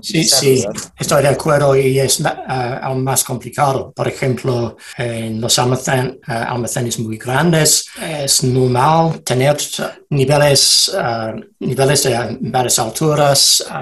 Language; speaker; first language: Spanish; non-native, learner; English